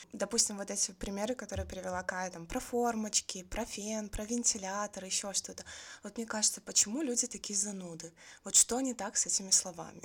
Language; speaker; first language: Russian; native; Russian